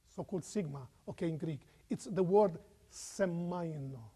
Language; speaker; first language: English; non-native, fluent; Croatian